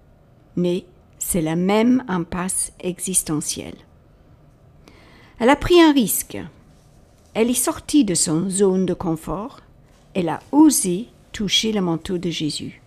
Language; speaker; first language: French; native; French